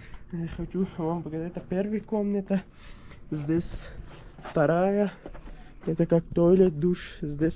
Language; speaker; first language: Russian; non-native, learner; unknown